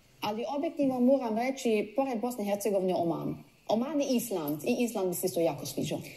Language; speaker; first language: Croatian; early bilingual, heritage; Croatian